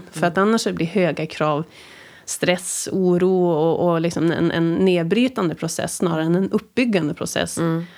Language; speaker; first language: Swedish; native; Swedish